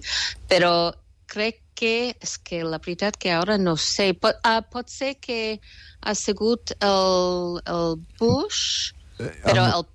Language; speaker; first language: Catalan; non-native, fluent; English